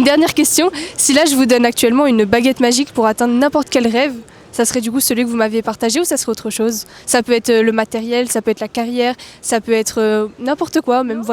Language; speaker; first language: French; native; French